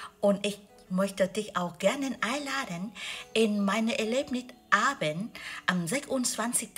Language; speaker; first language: German; non-native, learner; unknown